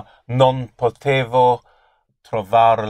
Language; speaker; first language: Italian; non-native, learner; English